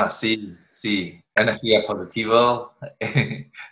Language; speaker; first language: Spanish; non-native, learner; Chinese